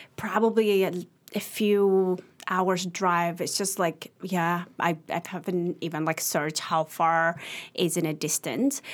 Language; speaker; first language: English; early bilingual, other home language; Arabic